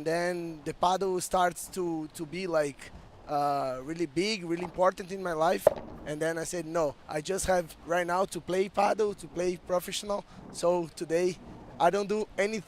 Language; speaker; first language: English; non-native, fluent; Portuguese